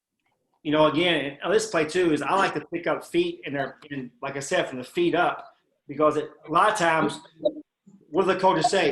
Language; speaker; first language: English; native; English